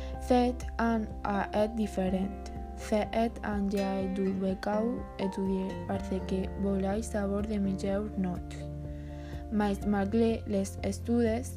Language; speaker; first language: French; non-native, learner; Spanish